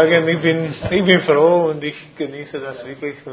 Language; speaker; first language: German; non-native, fluent; Croatian